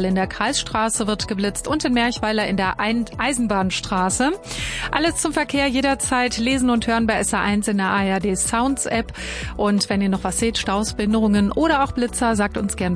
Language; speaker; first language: German; native; German